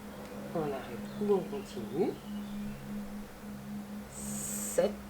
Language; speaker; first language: French; native; French